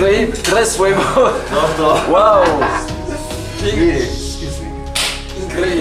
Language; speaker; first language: Spanish; non-native, fluent; French